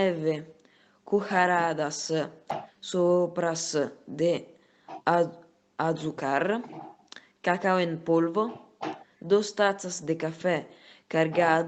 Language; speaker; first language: Spanish; non-native, learner; Italian